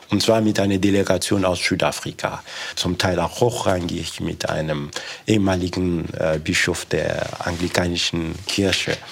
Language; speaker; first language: German; non-native, fluent; Lingala